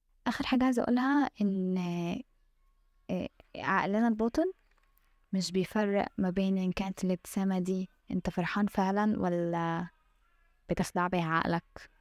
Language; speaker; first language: Arabic; native; Arabic